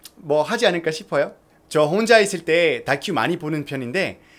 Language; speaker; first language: Korean; non-native, fluent; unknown